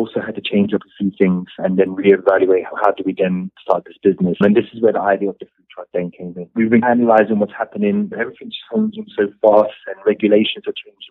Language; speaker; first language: English; native; English